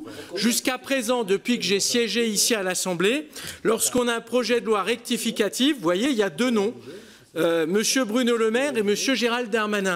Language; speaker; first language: French; native; French